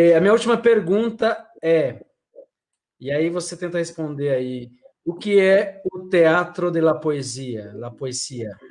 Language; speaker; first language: Portuguese; native; Portuguese